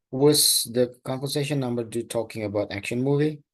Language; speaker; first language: English; non-native, local second language; Indonesian